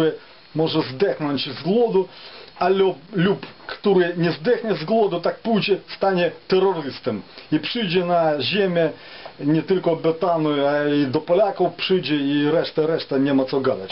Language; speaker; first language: Polish; non-native, fluent; Ukrainian